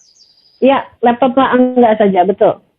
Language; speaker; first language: Indonesian; native; Indonesian